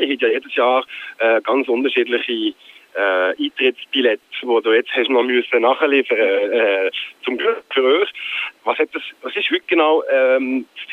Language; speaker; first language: German; native; German